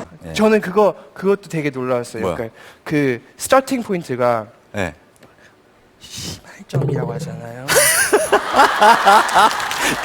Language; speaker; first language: Korean; early bilingual, heritage; Korean